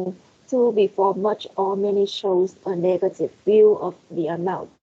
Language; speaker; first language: English; non-native, fluent; Vietnamese